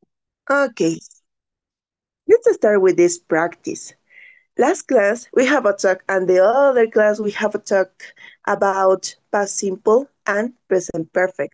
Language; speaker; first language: English; non-native, learner; Spanish